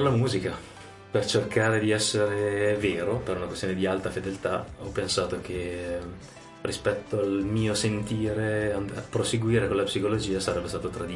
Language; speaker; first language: Italian; native; Italian